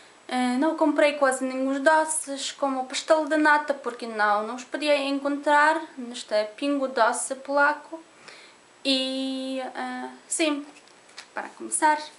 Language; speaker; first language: Portuguese; non-native, learner; Polish